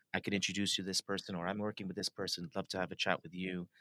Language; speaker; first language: English; native; English